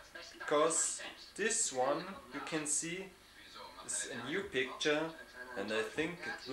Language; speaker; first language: English; non-native, learner; German